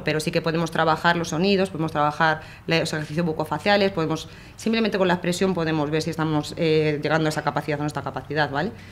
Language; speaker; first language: Spanish; native; Spanish